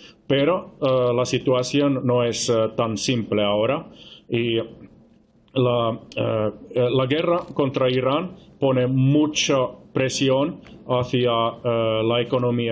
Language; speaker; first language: Spanish; non-native, fluent; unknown